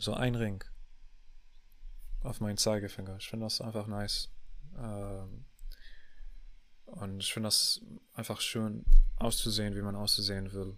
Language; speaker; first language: German; non-native, learner; English